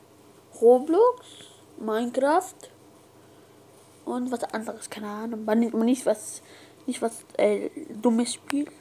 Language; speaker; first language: German; non-native, learner; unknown